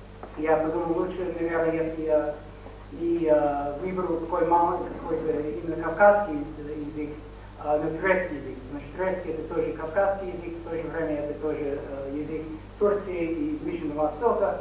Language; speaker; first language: Russian; non-native, fluent; English